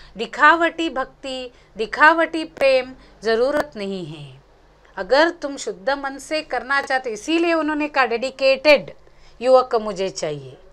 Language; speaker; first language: Hindi; non-native, local second language; Konkani